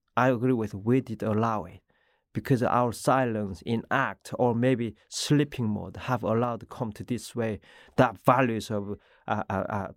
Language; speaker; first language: English; non-native, learner; Korean